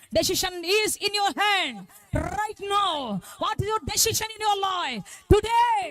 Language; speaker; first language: English; non-native, local second language; Telugu